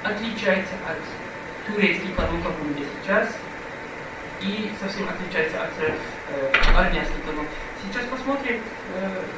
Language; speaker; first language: Russian; non-native, fluent; Arabic